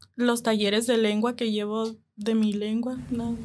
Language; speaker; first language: Spanish; native; Spanish